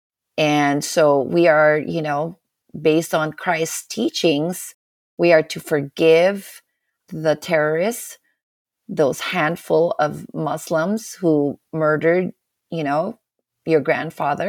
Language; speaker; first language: English; non-native, local second language; Filipino